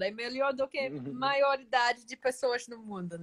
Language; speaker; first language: Portuguese; non-native, learner; English